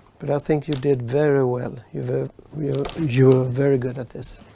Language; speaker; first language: English; non-native, fluent; Swedish